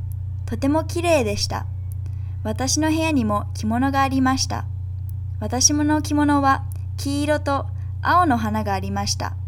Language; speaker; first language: Japanese; non-native, learner; English